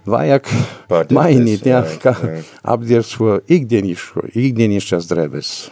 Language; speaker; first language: Latvian; non-native, fluent; Polish